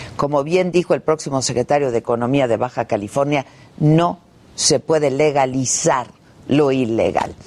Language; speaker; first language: Spanish; native; Spanish